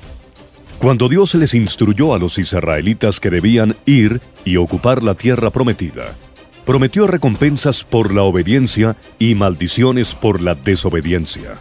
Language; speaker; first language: Spanish; native; Spanish